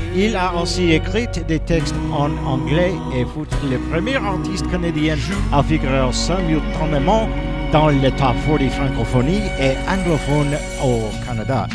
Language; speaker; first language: French; non-native, learner; English